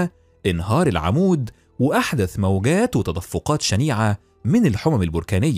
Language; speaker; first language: Arabic; native; Arabic